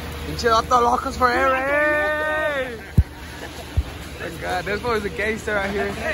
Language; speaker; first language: English; early bilingual, other home language; Spanish